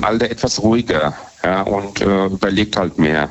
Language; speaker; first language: German; native; German